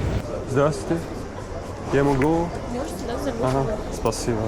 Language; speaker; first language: Russian; non-native, learner; Arabic